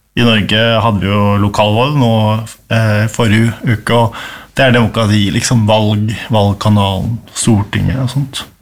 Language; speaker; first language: Norwegian; native; Norwegian